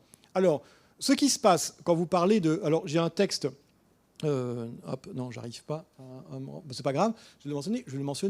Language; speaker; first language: French; native; French